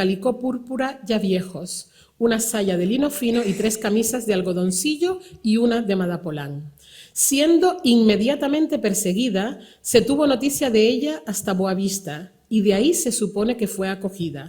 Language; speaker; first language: Spanish; native; Spanish